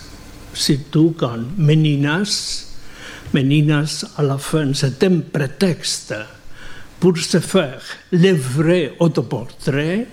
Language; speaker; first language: French; non-native, fluent; Spanish